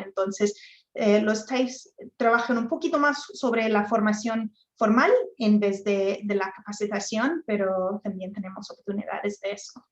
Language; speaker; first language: Spanish; non-native, fluent; English